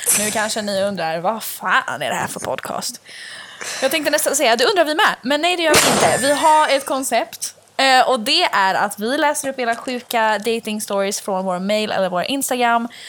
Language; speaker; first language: Swedish; early bilingual, other home language; Albanian